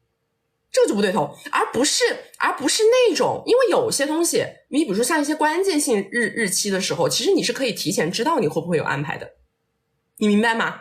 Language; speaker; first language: Chinese; native; Chinese